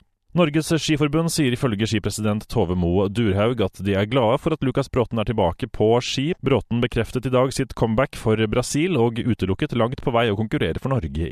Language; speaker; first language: Norwegian; native; Norwegian